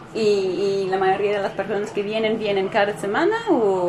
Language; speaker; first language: Spanish; non-native, fluent; English